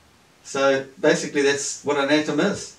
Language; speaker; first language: English; native; English